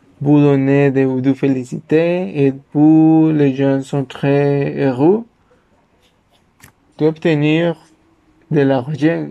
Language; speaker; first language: French; non-native, learner; Spanish